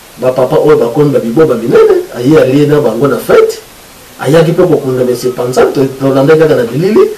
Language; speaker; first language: Lingala; non-native, local second language; Kongo